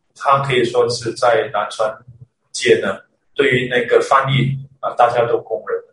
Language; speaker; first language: Chinese; early bilingual, other home language; English